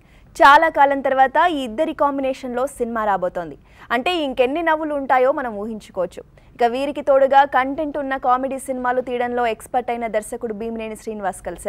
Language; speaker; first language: Telugu; native; Telugu